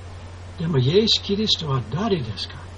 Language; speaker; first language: Japanese; non-native, fluent; English